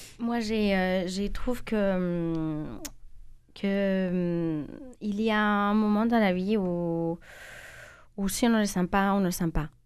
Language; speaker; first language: French; non-native, fluent; Spanish